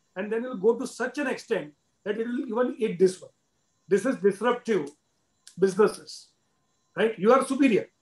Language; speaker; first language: English; non-native, local second language; Gujarati